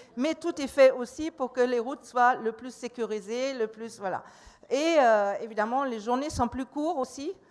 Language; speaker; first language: French; non-native, fluent; German